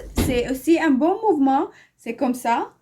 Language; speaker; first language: French; non-native, learner; Arabic